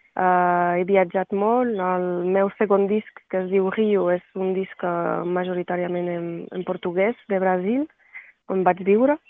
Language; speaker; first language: Catalan; non-native, local second language; French